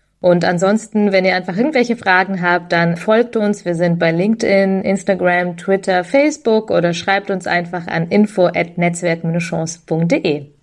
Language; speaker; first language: German; early bilingual, other home language; Russian